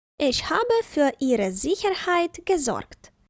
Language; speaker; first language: German; non-native, fluent; Ukrainian